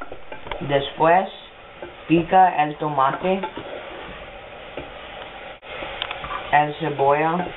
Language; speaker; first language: Spanish; non-native, learner; English